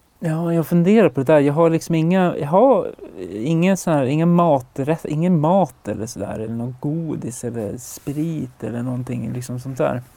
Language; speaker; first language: Swedish; native; Swedish